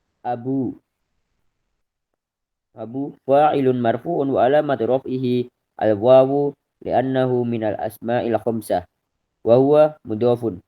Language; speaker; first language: Arabic; non-native, learner; Indonesian